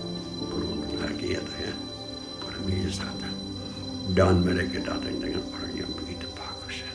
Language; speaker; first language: Indonesian; non-native, fluent; Dutch